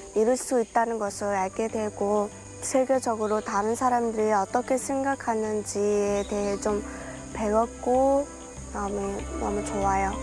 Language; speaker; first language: Korean; non-native, fluent; Mongolian